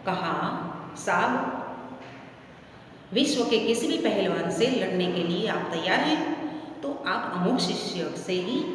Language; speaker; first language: Hindi; non-native, local second language; Gujarati